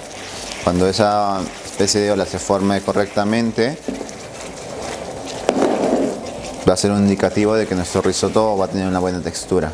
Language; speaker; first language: Spanish; native; Spanish